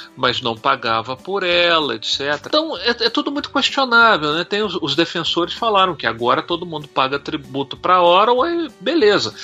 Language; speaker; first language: Portuguese; native; Portuguese